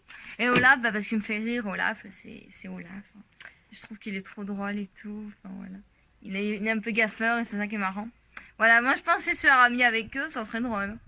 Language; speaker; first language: French; native; French